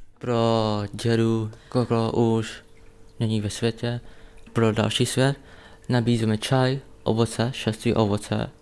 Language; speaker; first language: Czech; early bilingual, other home language; Vietnamese